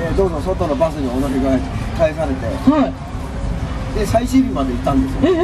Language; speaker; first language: Japanese; native; Japanese